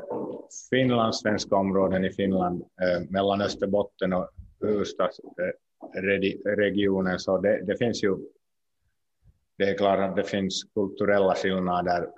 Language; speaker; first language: Swedish; non-native, local second language; Finnish